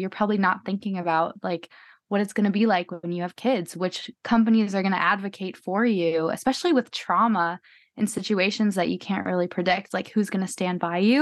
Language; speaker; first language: English; native; English